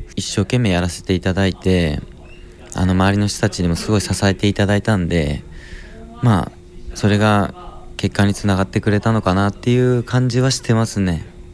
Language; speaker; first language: Japanese; native; Japanese